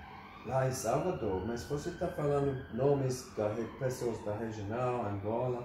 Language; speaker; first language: Portuguese; non-native, learner; English